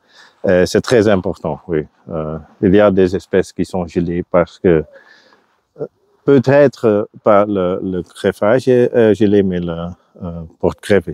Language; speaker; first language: French; non-native, local second language; Dutch